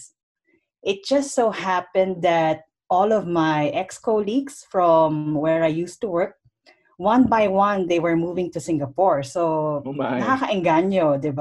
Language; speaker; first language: English; non-native, local second language; Filipino